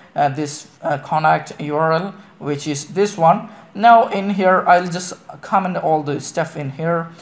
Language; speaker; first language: English; non-native, local second language; Malayalam